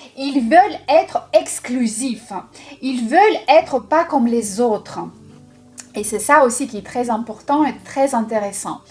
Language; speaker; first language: French; non-native, fluent; Russian